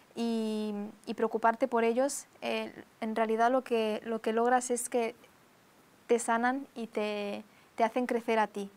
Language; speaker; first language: Spanish; early bilingual, other home language; Romanian